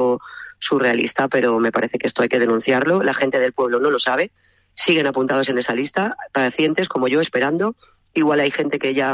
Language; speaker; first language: Spanish; native; Spanish